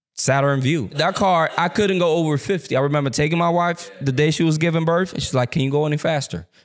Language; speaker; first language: English; early bilingual, other home language; Spanish